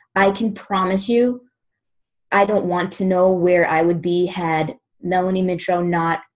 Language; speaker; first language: English; native; English